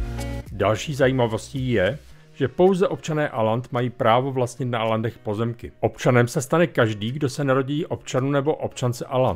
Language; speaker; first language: Czech; native; Czech